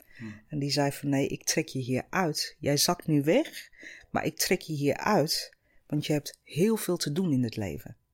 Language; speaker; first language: Dutch; non-native, fluent; English